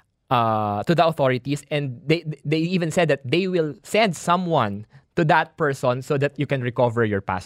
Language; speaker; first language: English; non-native, local second language; Filipino